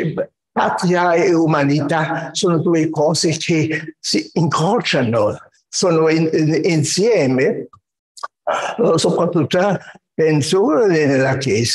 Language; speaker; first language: Italian; non-native, fluent; German